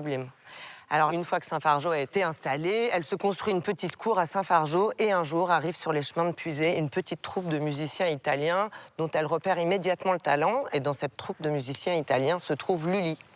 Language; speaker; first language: French; native; French